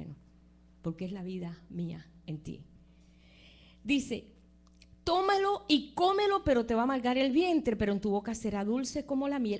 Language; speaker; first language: Spanish; native; Spanish